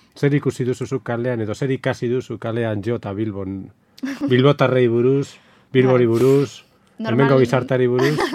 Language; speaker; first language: Basque; native; Basque